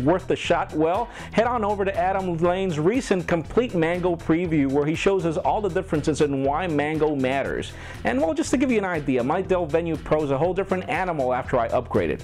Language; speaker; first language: English; non-native, local second language; Spanish